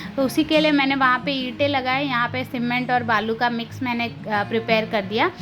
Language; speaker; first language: Hindi; non-native, local second language; Telugu